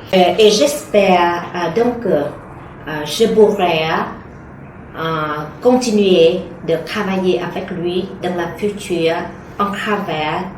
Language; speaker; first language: French; non-native, fluent; Vietnamese